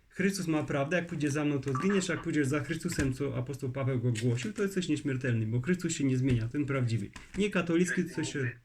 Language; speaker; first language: Polish; native; Polish